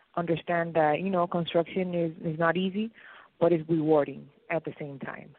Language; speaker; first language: English; non-native, fluent; Spanish